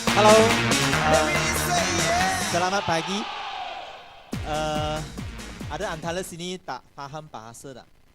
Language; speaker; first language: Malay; non-native, local second language; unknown